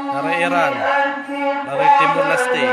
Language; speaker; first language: Indonesian; non-native, local second language; Achinese